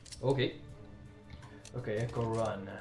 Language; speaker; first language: English; non-native, learner; Portuguese